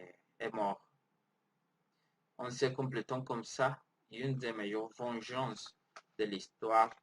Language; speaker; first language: French; non-native, learner; Spanish